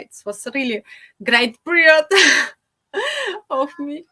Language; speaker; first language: English; non-native, fluent; Ukrainian